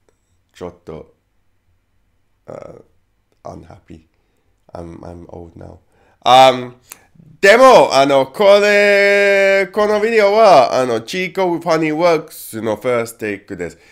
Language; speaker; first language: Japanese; non-native, learner; English